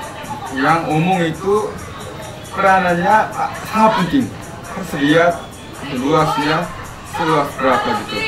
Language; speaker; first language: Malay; non-native, fluent; Korean